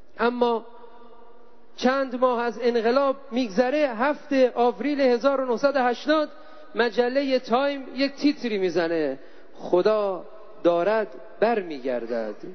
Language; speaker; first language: Persian; native; Persian